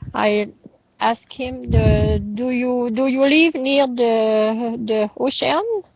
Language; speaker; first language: English; non-native, learner; French